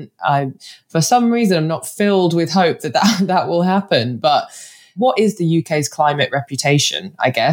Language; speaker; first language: English; native; English